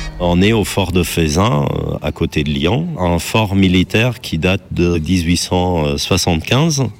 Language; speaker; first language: French; non-native, fluent; German